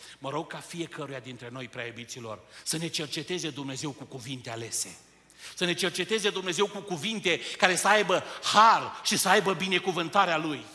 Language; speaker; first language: Romanian; native; Romanian